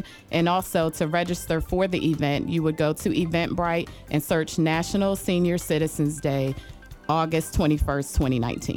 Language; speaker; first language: English; native; English